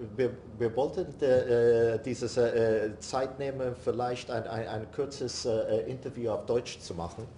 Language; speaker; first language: German; non-native, learner; English